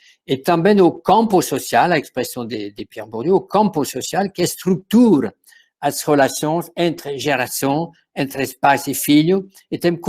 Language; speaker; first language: Portuguese; non-native, fluent; French